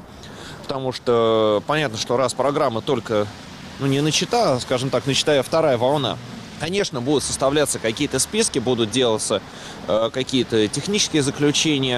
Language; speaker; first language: Russian; native; Russian